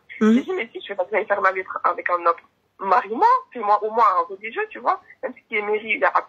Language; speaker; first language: French; native; French